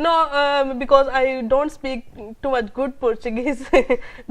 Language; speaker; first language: English; non-native, local second language; Urdu